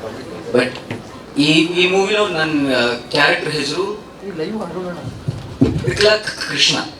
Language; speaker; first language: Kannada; non-native, learner; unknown